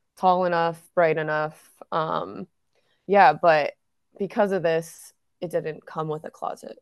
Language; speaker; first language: English; native; English